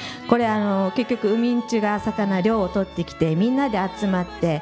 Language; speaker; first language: Japanese; native; Japanese